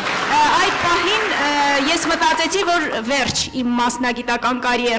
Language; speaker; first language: Armenian; native; Armenian